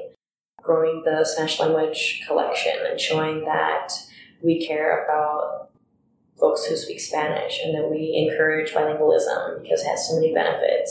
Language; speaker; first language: English; early bilingual, other home language; Spanish